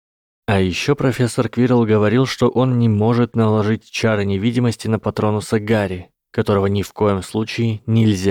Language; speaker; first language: Russian; native; Russian